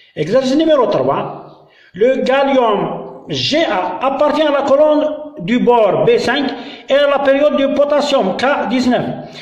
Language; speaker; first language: French; non-native, local second language; Arabic